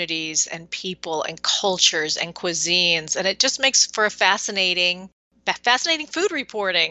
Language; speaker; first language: English; native; English